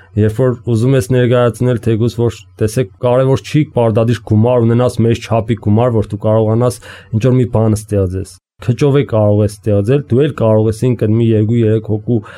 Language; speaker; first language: Armenian; native; Armenian